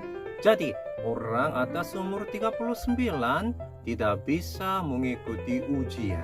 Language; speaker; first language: Indonesian; non-native, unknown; Korean